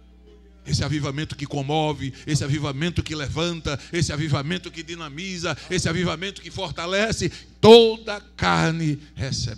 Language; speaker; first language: Portuguese; native; Portuguese